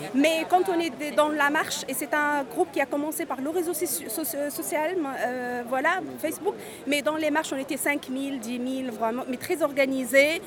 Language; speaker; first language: French; non-native, local second language; Arabic